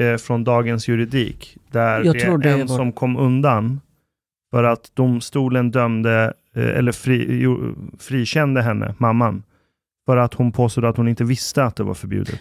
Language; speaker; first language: Swedish; early bilingual, other home language; Persian